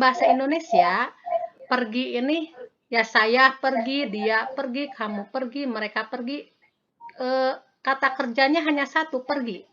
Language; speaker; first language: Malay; non-native, local second language; Sundanese